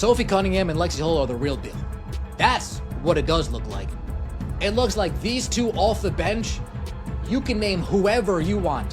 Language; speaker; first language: English; native; English